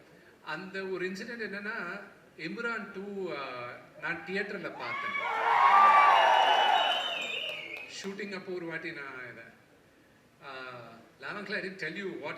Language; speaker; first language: Tamil; non-native, local second language; Telugu